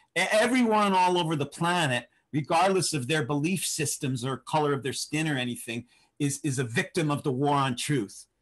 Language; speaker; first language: English; native; English